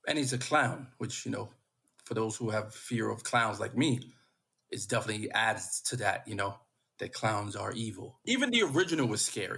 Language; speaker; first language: English; native; English